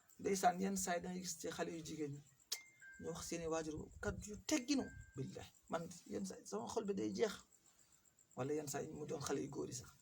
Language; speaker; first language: Wolof; non-native, local second language; Fula